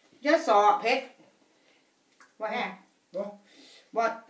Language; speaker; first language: Swedish; non-native, learner; Thai